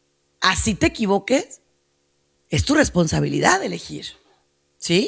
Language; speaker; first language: Spanish; native; Spanish